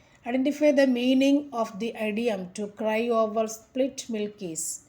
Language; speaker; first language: English; non-native, local second language; Malayalam